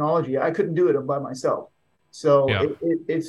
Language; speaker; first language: English; non-native, fluent; Swedish